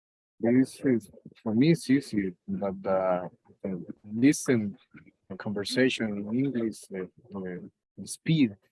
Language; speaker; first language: English; non-native, learner; Spanish